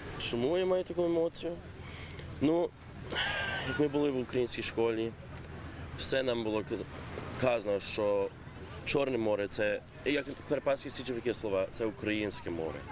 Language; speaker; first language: Ukrainian; early bilingual, heritage; Ukrainian